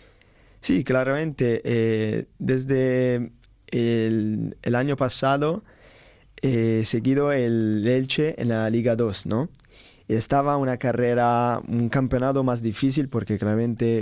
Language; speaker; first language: Spanish; non-native, learner; Italian